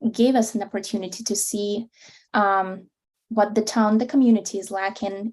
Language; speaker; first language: English; non-native, fluent; Russian